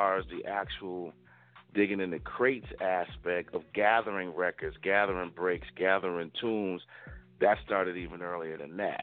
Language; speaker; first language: English; native; English